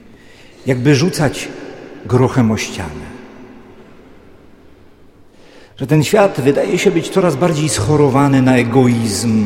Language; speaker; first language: Polish; native; Polish